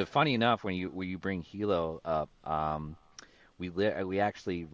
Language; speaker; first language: English; native; English